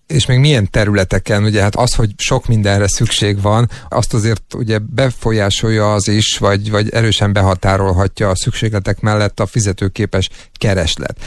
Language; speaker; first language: Hungarian; native; Hungarian